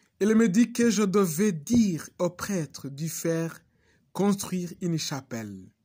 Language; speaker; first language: French; non-native, local second language; Kinyarwanda